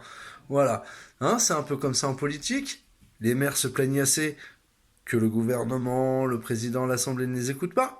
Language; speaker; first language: French; native; French